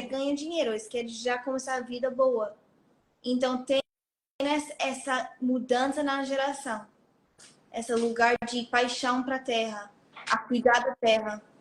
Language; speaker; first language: Portuguese; non-native, fluent; Hebrew